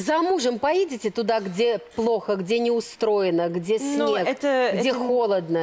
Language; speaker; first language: Russian; native; Russian